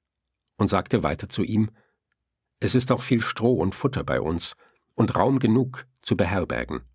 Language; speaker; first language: German; native; German